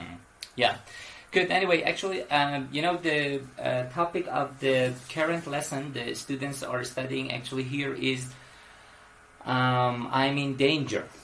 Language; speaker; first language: English; non-native, fluent; Persian